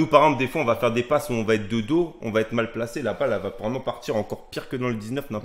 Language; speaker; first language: French; native; French